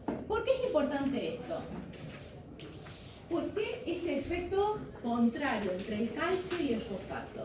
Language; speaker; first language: Spanish; native; Spanish